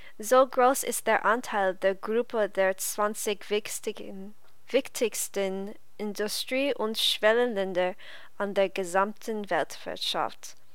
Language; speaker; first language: German; non-native, learner; English